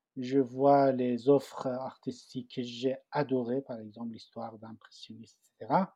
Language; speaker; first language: French; non-native, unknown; Persian